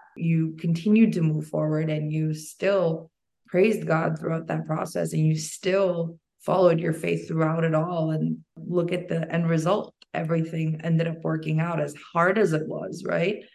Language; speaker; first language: English; early bilingual, other home language; Albanian